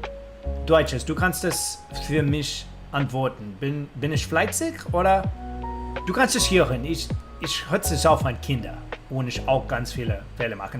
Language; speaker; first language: German; non-native, learner; English